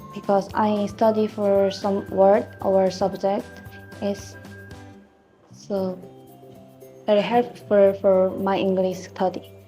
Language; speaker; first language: English; non-native, learner; Korean